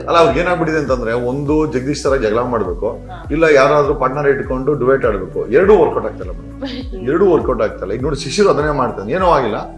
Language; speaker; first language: Kannada; native; Kannada